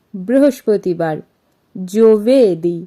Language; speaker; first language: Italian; non-native, fluent; Bangla